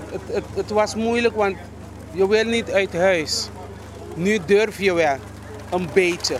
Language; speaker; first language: Dutch; non-native, local second language; Papiamento